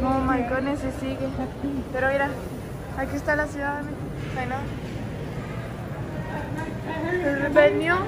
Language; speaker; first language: Spanish; early bilingual, heritage; Spanish